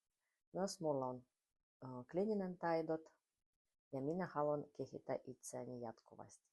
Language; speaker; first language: Finnish; non-native, learner; Russian